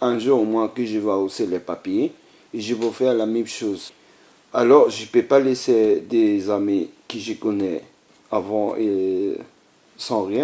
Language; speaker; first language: French; non-native, learner; Arabic